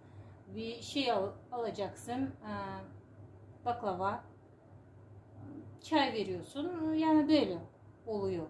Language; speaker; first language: Turkish; non-native, learner; Uzbek